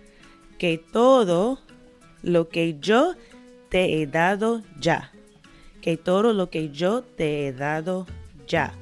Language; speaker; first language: Spanish; non-native, fluent; English